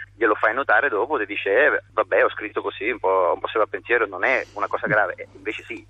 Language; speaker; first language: Italian; native; Italian